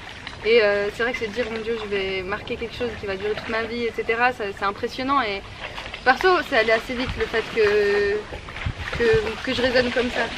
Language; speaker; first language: French; native; French